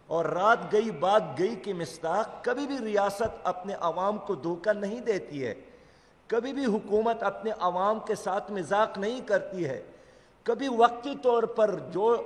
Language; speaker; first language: Urdu; non-native, local second language; Pashto